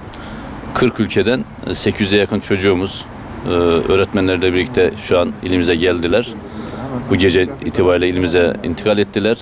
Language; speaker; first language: Turkish; native; Turkish